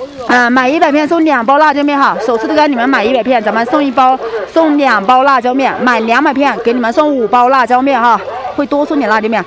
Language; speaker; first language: Chinese; native; Chinese